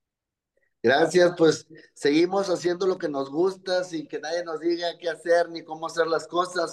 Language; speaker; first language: Spanish; native; Spanish